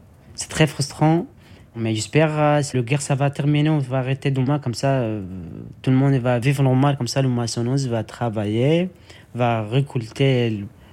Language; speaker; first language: French; non-native, learner; Arabic